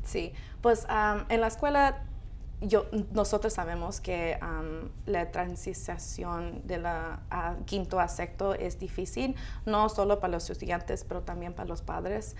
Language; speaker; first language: Spanish; early bilingual, heritage; Spanish